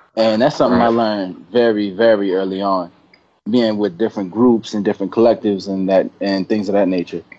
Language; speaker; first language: English; native; English